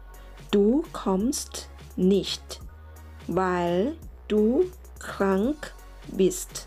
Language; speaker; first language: German; non-native, fluent; Thai